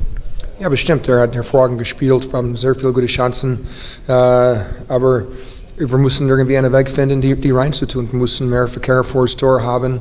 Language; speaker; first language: German; non-native, fluent; English